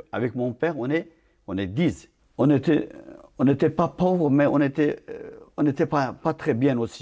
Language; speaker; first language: French; non-native, fluent; Turkish